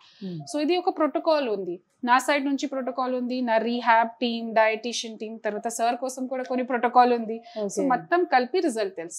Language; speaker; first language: Telugu; non-native, fluent; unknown